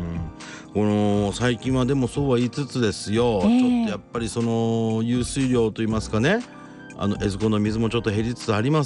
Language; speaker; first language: Japanese; native; Japanese